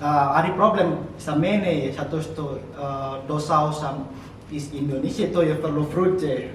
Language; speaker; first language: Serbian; non-native, learner; Indonesian